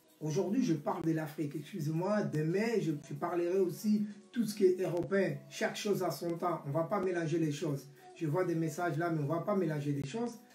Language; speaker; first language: French; non-native, local second language; Lingala